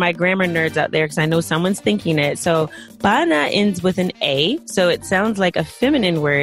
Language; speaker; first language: English; native; English